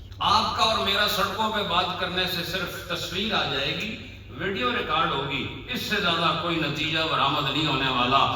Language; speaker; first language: Urdu; non-native, local second language; Punjabi